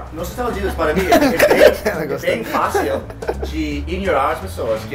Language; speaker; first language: Portuguese; non-native, learner; English